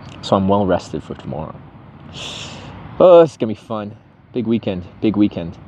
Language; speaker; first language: English; native; English